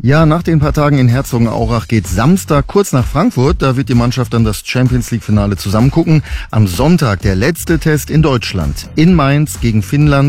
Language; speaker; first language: German; native; German